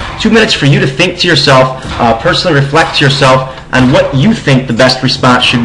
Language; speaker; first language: English; native; English